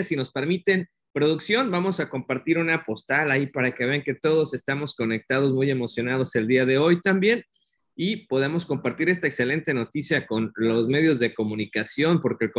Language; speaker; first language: Spanish; native; Spanish